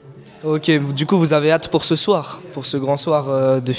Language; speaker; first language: French; native; French